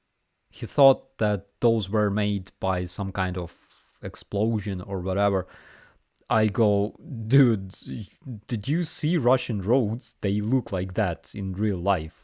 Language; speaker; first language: English; non-native, fluent; Ukrainian